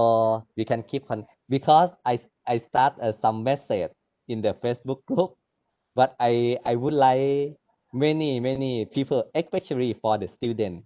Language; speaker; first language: English; non-native, learner; Thai